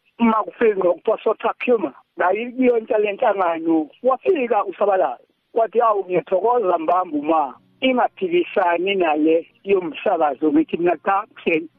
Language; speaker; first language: Zulu; native; Zulu